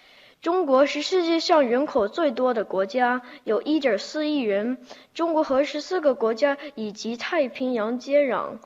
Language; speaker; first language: Chinese; early bilingual, heritage; Chinese